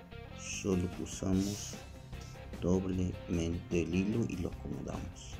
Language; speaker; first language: Spanish; native; Spanish